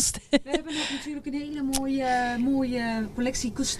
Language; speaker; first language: Dutch; native; Dutch